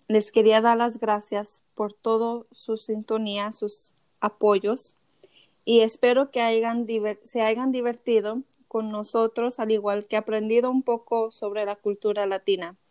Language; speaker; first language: Spanish; early bilingual, heritage; Spanish